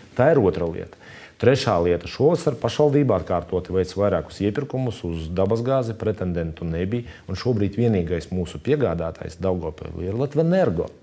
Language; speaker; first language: Latvian; native; Latvian